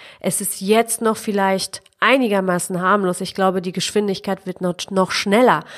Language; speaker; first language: German; early bilingual, other home language; Polish